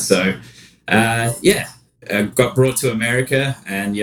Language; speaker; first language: English; native; English